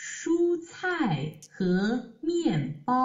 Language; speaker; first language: Chinese; non-native, learner; Vietnamese